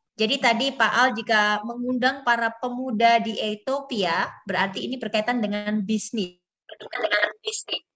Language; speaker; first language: Indonesian; native; Indonesian